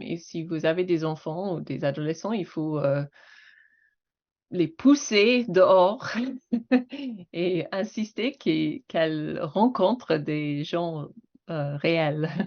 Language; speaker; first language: French; non-native, fluent; English